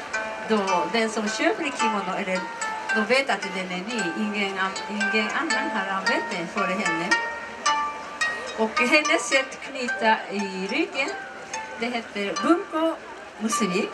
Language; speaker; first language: Swedish; non-native, learner; Japanese